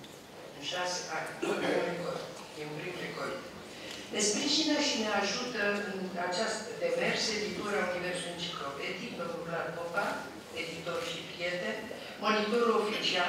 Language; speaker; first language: Romanian; native; Romanian